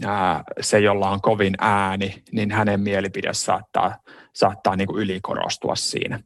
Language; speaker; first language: Finnish; native; Finnish